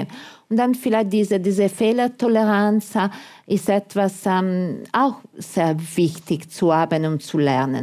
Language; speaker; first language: German; non-native, fluent; Italian